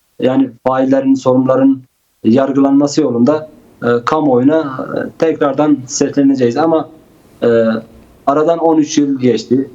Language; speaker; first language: Turkish; non-native, local second language; Kurdish